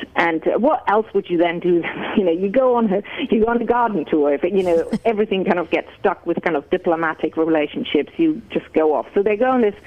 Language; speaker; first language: English; non-native, fluent; German